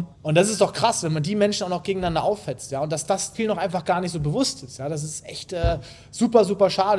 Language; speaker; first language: German; native; German